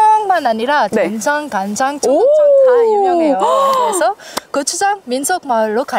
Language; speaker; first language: Korean; non-native, learner; French